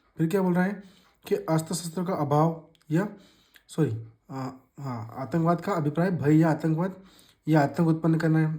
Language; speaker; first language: Hindi; native; Hindi